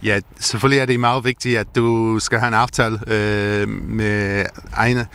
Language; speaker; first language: Danish; non-native, fluent; English